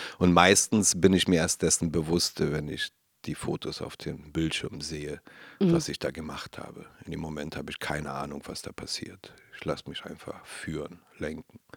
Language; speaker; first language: German; native; German